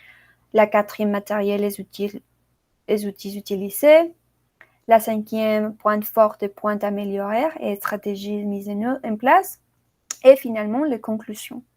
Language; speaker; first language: French; non-native, learner; Spanish